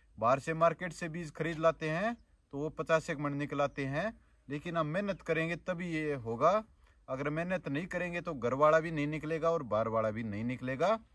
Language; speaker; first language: Hindi; native; Hindi